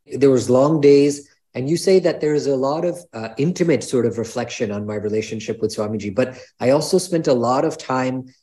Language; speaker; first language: English; native; English